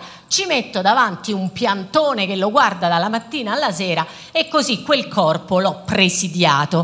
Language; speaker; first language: Italian; native; Italian